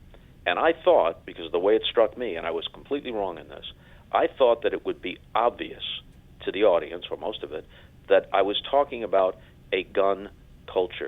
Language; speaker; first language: English; native; English